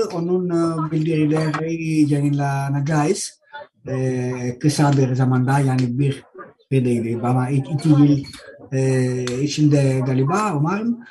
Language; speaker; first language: Turkish; non-native, fluent; Greek